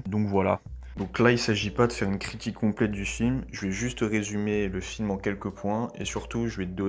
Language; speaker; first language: French; native; French